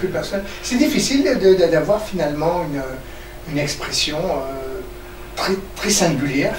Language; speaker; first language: French; native; French